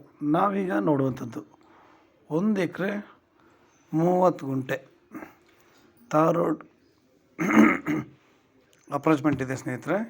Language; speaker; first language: Kannada; native; Kannada